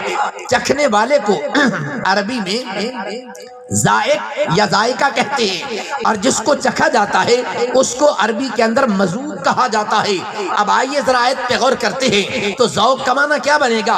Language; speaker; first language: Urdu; non-native, local second language; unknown